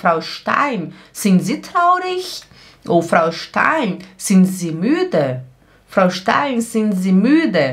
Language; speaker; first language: German; non-native, fluent; Portuguese